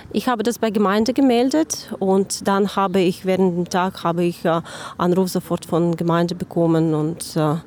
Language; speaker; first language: German; non-native, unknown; Ukrainian